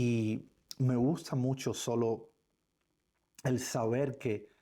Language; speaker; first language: Spanish; native; Spanish